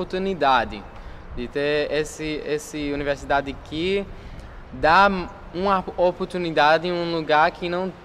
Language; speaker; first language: Portuguese; non-native, fluent; English